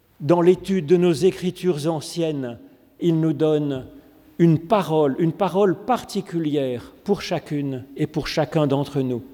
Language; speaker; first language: French; native; French